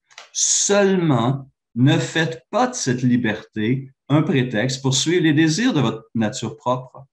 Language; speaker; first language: French; native; French